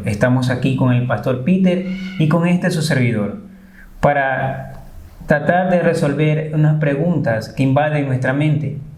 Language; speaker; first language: Spanish; native; Spanish